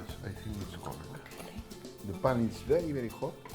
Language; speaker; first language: English; non-native, learner; Catalan